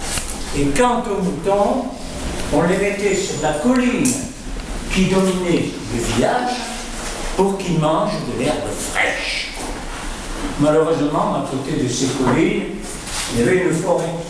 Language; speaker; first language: French; native; French